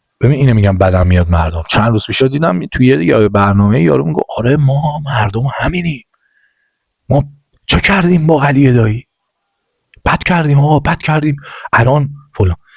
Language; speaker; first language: Persian; native; Persian